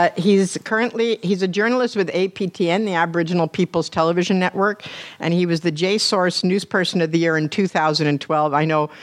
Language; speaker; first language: English; native; English